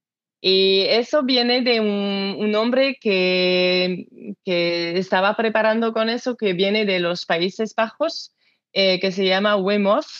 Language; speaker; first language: Spanish; non-native, learner; French